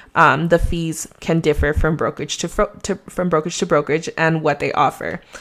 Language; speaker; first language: English; non-native, fluent; Spanish